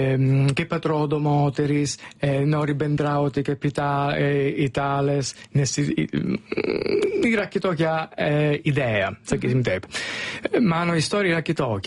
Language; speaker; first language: Lithuanian; non-native, learner; Italian